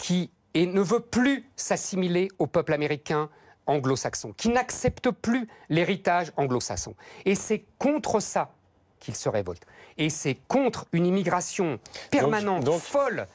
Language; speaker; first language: French; native; French